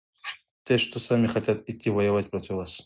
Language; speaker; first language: Russian; non-native, local second language; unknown